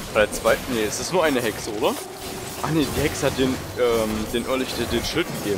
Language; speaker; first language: German; native; German